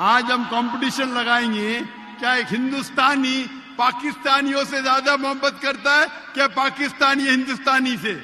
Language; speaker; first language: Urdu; non-native, local second language; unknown